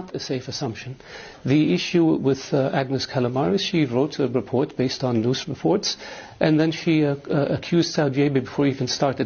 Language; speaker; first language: English; non-native, fluent; Arabic